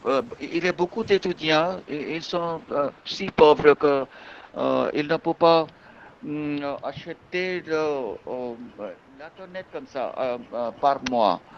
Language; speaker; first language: French; non-native, fluent; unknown